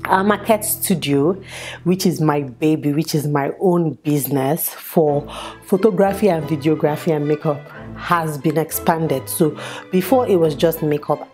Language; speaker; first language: English; non-native, local second language; Igbo